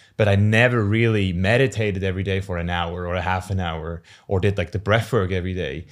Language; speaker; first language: English; non-native, fluent; German